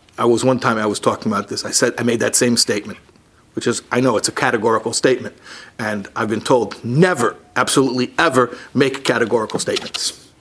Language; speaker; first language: English; native; English